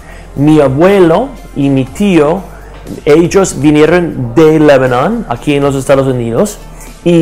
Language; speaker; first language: Spanish; non-native, learner; English